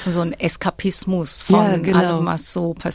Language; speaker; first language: German; native; German